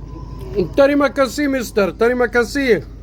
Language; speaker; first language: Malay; non-native, learner; German